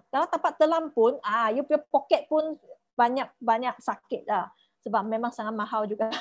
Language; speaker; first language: Malay; non-native, local second language; Chinese